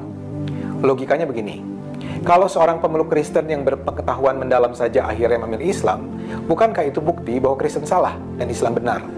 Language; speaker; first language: Indonesian; native; Indonesian